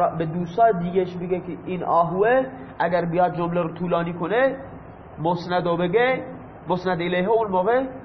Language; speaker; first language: Persian; non-native, local second language; Baluchi